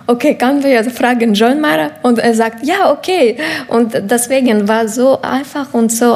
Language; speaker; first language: German; non-native, learner; Ukrainian